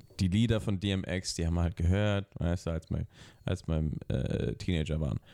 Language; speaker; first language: German; early bilingual, other home language; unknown